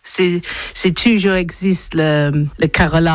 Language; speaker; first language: French; non-native, learner; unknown